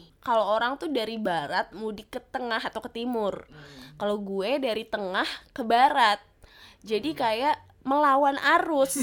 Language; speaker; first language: Indonesian; native; Indonesian